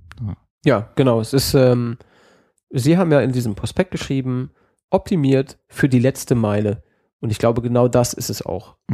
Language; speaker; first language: German; native; German